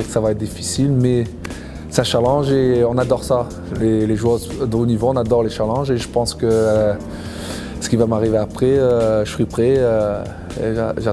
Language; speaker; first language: French; non-native, fluent; English